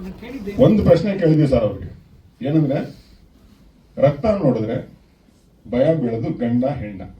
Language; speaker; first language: Kannada; native; Kannada